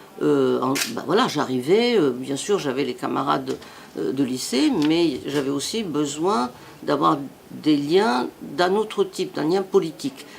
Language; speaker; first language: French; non-native, fluent; Italian